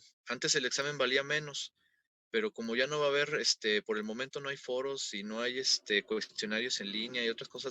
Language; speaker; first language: Spanish; native; Spanish